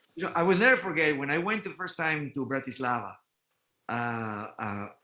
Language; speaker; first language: English; non-native, fluent; Spanish